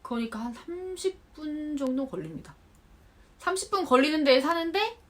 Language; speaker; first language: Korean; native; Korean